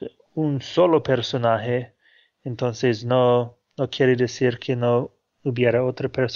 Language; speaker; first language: Spanish; non-native, fluent; English